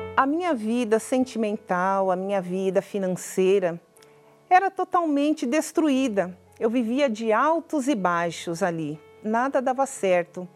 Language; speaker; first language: Portuguese; native; Portuguese